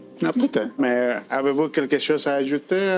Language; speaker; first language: French; non-native, fluent; Spanish